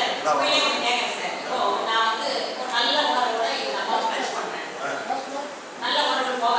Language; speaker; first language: Tamil; native; Tamil